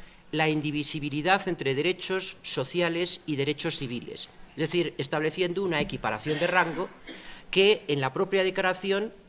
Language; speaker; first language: Spanish; native; Spanish